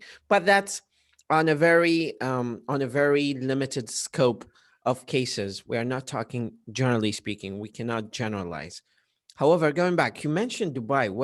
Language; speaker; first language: English; non-native, fluent; Arabic